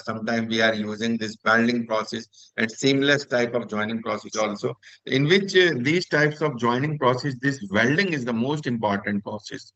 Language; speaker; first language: English; non-native, local second language; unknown